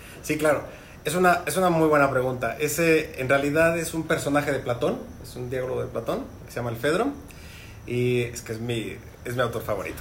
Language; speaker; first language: Spanish; native; Spanish